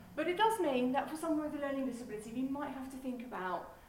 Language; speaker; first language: English; non-native, fluent; Dutch